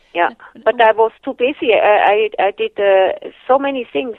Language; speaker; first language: English; non-native, fluent; Swiss German